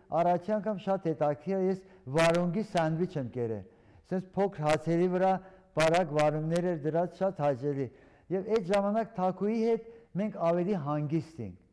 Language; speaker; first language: Armenian; early bilingual, heritage; Armenian